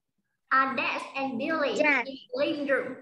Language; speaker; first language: English; non-native, fluent; Vietnamese